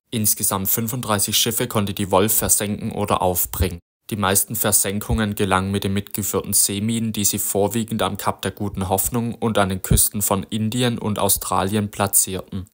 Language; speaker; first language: German; native; German